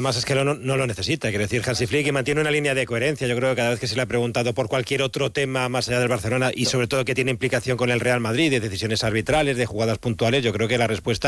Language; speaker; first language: Spanish; native; Spanish